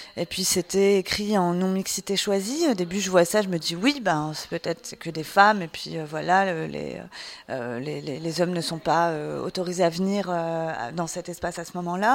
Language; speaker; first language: French; native; French